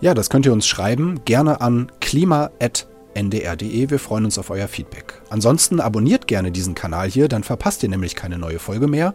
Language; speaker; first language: German; native; German